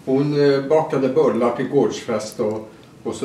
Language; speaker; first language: Swedish; native; Swedish